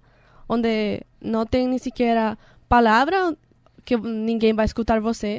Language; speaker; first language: Portuguese; non-native, learner; Spanish